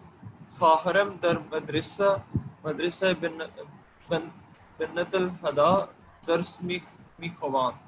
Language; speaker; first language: Persian; non-native, learner; Urdu